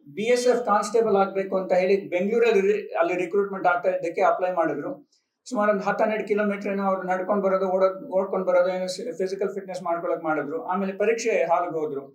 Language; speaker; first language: Kannada; non-native, local second language; Telugu